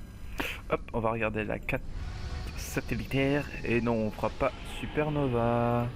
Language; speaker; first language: French; native; French